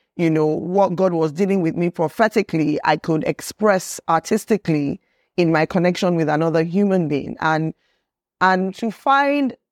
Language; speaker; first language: English; non-native, local second language; Yoruba